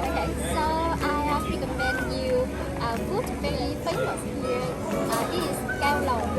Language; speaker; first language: English; non-native, learner; Vietnamese